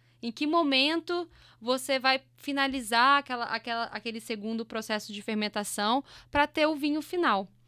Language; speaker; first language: Portuguese; native; Portuguese